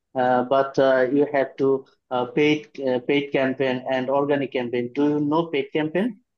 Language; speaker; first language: English; non-native, learner; Bangla